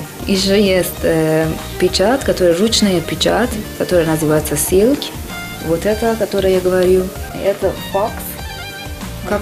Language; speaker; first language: Russian; non-native, learner; Persian